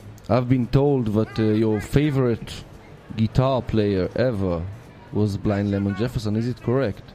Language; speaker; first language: English; non-native, fluent; Hebrew